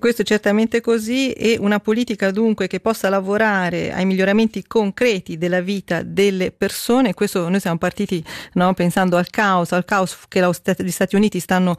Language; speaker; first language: Italian; native; Italian